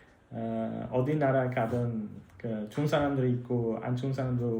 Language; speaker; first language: Korean; non-native, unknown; Uzbek